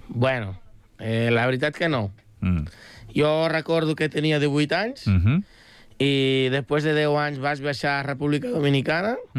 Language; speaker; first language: Catalan; early bilingual, other home language; Spanish